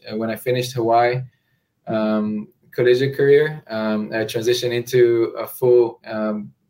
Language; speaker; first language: English; non-native, fluent; Hebrew